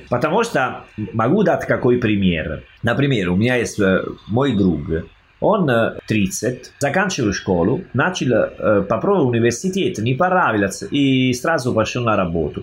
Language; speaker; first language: Russian; non-native, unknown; Italian